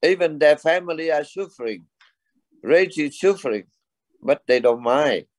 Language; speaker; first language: English; non-native, learner; Vietnamese